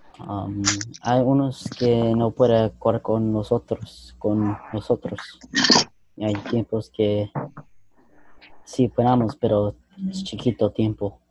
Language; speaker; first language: Spanish; early bilingual, other home language; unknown